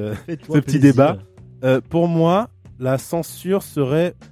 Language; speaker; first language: French; native; French